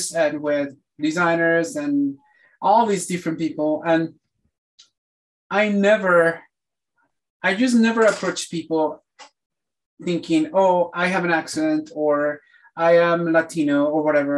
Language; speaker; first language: English; non-native, fluent; Spanish